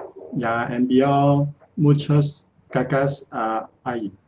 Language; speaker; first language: Spanish; non-native, learner; Chinese